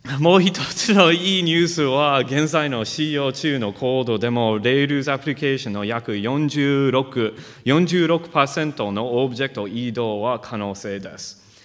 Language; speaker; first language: Japanese; non-native, fluent; English